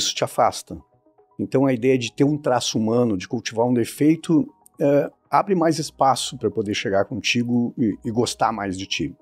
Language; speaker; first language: Portuguese; native; Portuguese